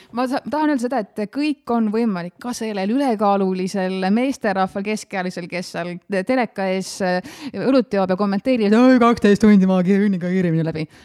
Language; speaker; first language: Estonian; native; Estonian